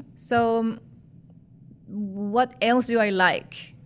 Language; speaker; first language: English; non-native, fluent; Spanish